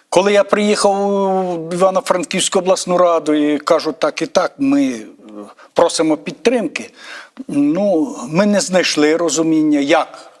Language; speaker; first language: Ukrainian; native; Ukrainian